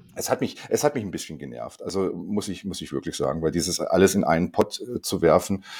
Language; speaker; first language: German; non-native, fluent; Korean